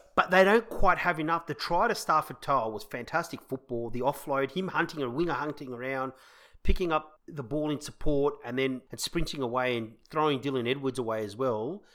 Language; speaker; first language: English; native; English